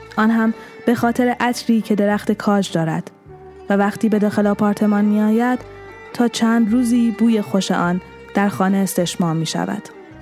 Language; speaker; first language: Persian; non-native, local second language; Armenian